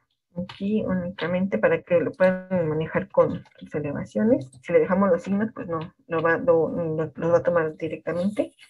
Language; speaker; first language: Spanish; native; Spanish